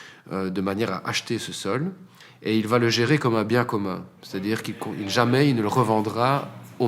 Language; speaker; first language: French; native; French